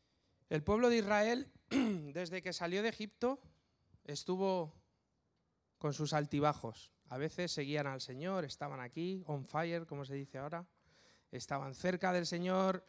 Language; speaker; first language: Spanish; native; Spanish